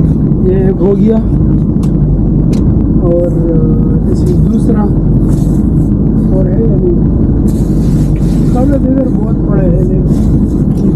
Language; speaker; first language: Hindi; non-native, local second language; Pashto